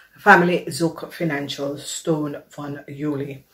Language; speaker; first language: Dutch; non-native, learner; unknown